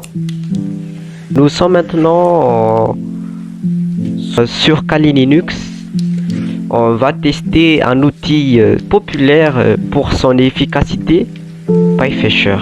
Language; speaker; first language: French; non-native, local second language; Malagasy